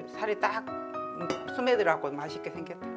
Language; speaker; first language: Korean; native; Korean